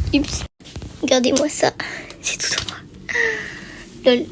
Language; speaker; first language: French; native; French